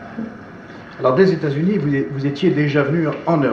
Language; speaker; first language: French; native; French